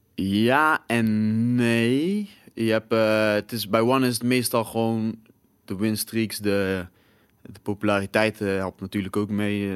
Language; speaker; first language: Dutch; native; Dutch